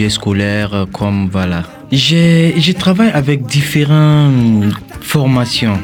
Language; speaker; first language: French; non-native, local second language; Mossi